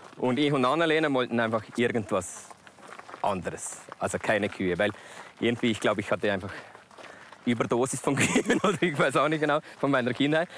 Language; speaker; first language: German; native; German